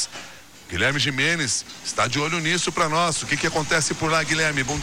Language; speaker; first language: Portuguese; native; Portuguese